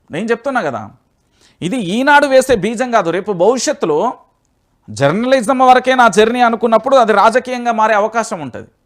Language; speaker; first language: Telugu; native; Telugu